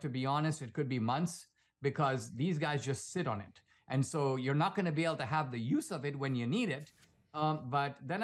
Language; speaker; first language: English; non-native, local second language; Konkani